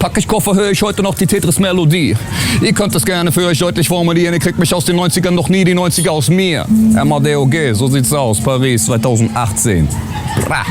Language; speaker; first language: German; native; German